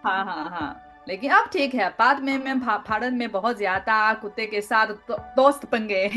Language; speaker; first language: Hindi; non-native, learner; Chinese